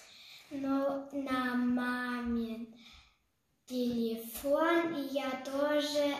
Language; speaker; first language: Russian; early bilingual, heritage; Russian